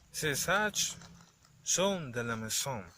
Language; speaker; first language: French; non-native, learner; Spanish